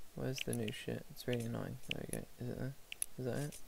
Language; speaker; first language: English; native; English